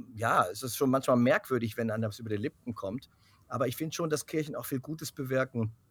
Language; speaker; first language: German; native; German